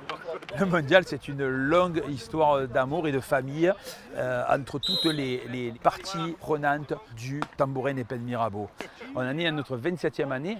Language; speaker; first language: French; native; French